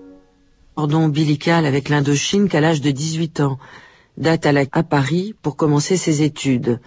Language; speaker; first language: French; native; French